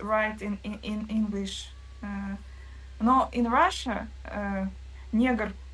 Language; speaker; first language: English; non-native, learner; Russian